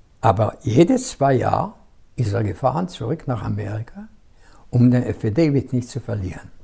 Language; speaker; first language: German; non-native, fluent; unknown